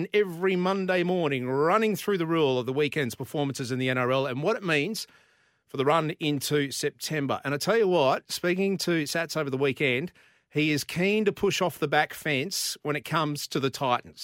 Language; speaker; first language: English; native; English